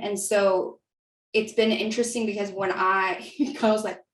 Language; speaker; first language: English; native; English